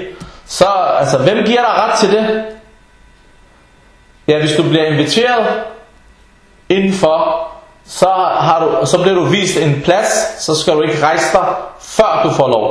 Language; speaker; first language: Danish; early bilingual, other home language; Arabic